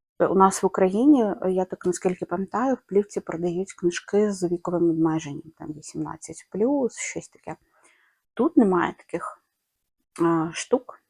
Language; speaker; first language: Ukrainian; non-native, local second language; Russian